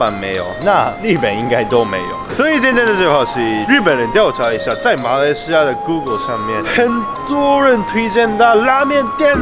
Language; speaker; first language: Chinese; non-native, fluent; Japanese